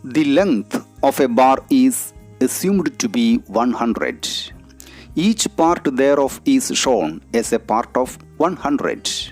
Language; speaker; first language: English; non-native, local second language; Malayalam